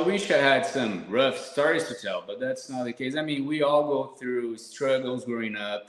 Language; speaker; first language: English; non-native, fluent; Portuguese